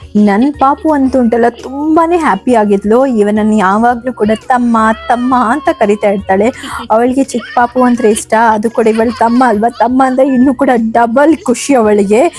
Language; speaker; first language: Kannada; non-native, local second language; Tulu